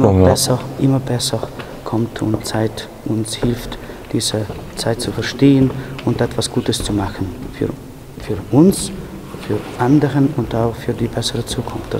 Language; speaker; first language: German; non-native, fluent; Ukrainian